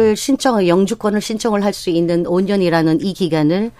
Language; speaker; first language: Korean; non-native, fluent; Filipino